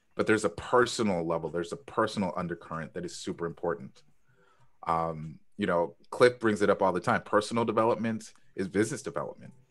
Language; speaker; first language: English; native; English